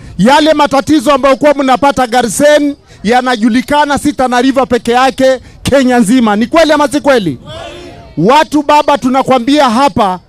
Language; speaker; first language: Swahili; native; Swahili